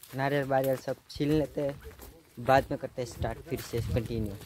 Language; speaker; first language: Hindi; non-native, local second language; Gujarati